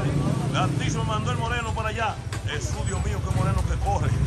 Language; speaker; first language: Spanish; native; Spanish